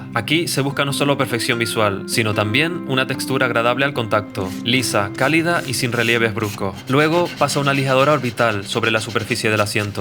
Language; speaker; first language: Spanish; native; Spanish